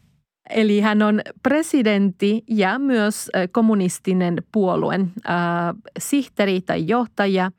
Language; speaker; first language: Finnish; non-native, fluent; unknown